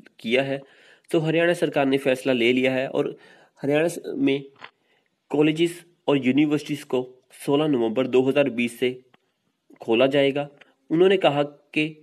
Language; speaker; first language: Hindi; non-native, local second language; Punjabi